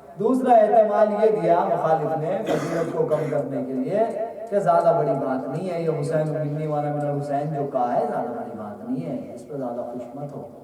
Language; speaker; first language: Urdu; native; Urdu